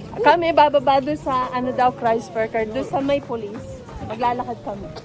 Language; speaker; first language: Filipino; native; Filipino